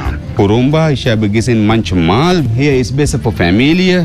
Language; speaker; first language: German; non-native, learner; Sinhala